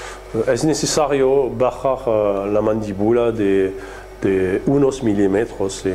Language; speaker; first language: Spanish; non-native, fluent; French